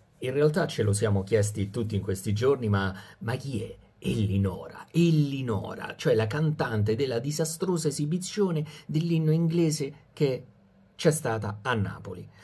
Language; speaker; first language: Italian; native; Italian